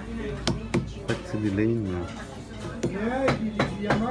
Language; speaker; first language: Italian; native; Italian